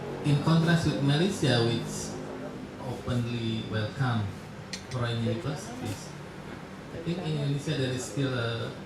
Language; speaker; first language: English; non-native, local second language; Indonesian